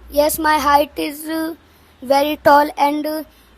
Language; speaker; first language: English; non-native, learner; Hindi